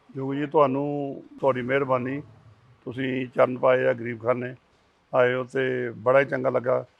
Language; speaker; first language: Punjabi; native; Punjabi